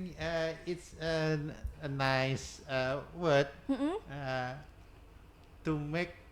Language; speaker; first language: English; non-native, learner; Indonesian